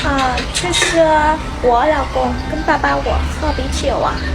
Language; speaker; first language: Chinese; non-native, learner; Vietnamese